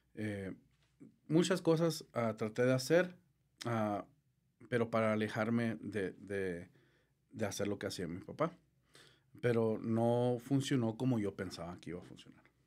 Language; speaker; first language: Spanish; early bilingual, heritage; Spanish